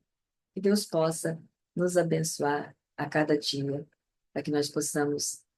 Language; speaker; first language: Portuguese; native; Portuguese